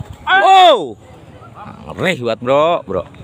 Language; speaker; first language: Indonesian; native; Indonesian